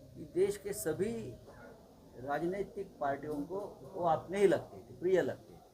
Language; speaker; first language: Hindi; non-native, local second language; Marathi